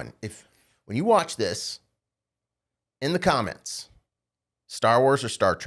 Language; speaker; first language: English; native; English